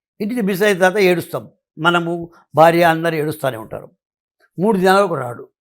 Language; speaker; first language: Telugu; native; Telugu